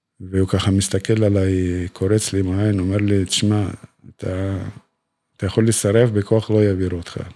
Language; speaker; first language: Hebrew; non-native, fluent; Russian